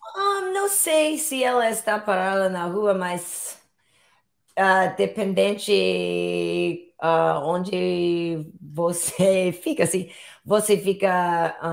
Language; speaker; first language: Portuguese; non-native, learner; English